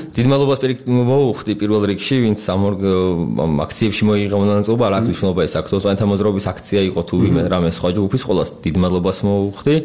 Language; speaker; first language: Georgian; native; Georgian